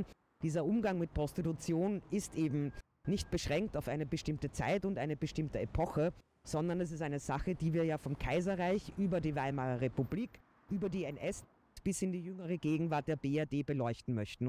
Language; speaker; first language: German; native; German